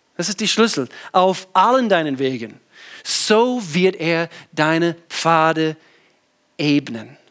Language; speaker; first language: German; non-native, fluent; English